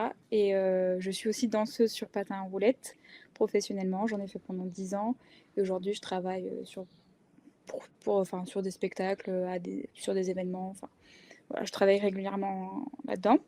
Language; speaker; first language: French; non-native, learner; Spanish